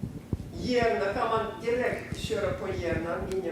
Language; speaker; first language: Swedish; non-native, fluent; Russian